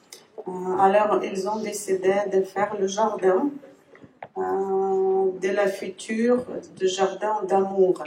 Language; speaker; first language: French; non-native, learner; Ukrainian